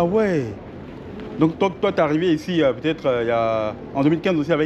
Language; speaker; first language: French; native; French